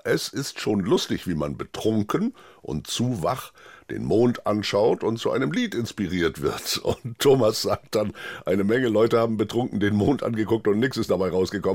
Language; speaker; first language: German; native; German